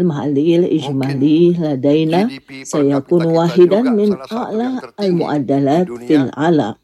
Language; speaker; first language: Arabic; non-native, fluent; Indonesian